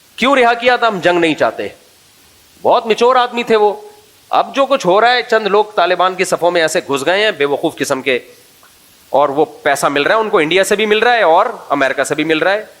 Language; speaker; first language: Urdu; native; Urdu